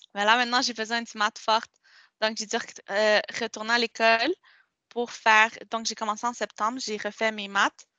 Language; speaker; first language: French; non-native, local second language; Spanish